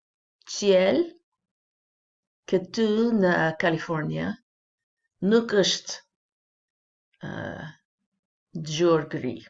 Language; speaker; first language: Albanian; non-native, learner; English